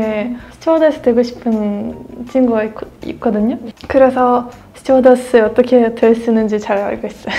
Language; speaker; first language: Korean; non-native, fluent; Russian